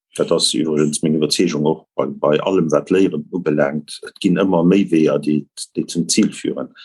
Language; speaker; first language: Luxembourgish; native; Luxembourgish